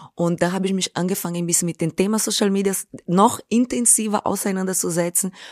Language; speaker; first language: German; non-native, fluent; Portuguese